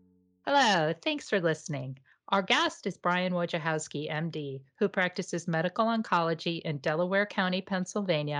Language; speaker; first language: English; native; English